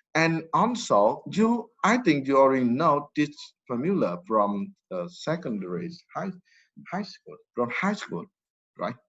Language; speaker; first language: English; non-native, fluent; Vietnamese